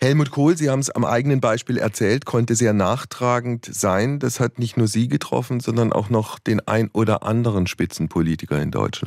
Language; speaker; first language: German; native; German